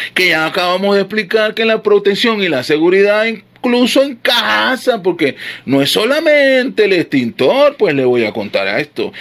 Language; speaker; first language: Spanish; native; Spanish